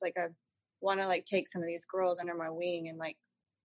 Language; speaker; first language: English; native; English